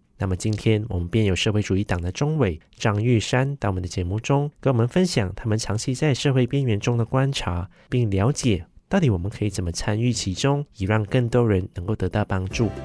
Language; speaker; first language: Chinese; native; Chinese